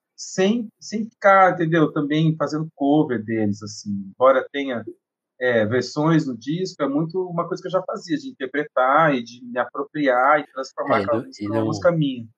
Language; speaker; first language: Portuguese; native; Portuguese